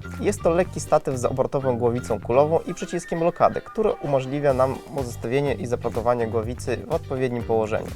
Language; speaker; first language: Polish; native; Polish